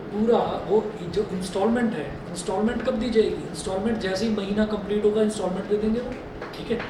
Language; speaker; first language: Hindi; native; Hindi